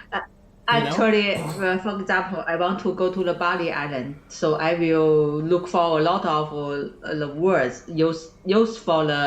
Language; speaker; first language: English; non-native, learner; Chinese